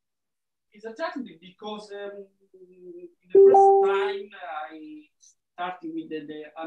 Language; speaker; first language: English; non-native, learner; Italian